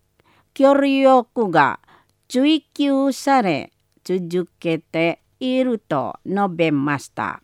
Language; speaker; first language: Japanese; non-native, learner; Indonesian